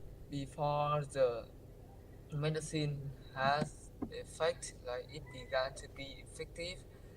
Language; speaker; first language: English; non-native, learner; Vietnamese